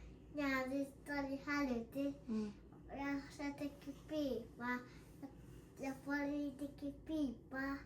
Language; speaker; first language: Finnish; early bilingual, other home language; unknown